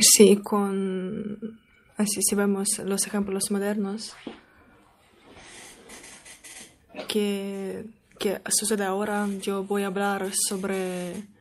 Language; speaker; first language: Spanish; non-native, learner; Russian